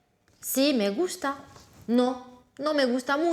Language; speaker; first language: Spanish; non-native, fluent; French